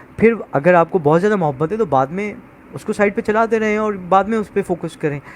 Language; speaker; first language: Urdu; native; Urdu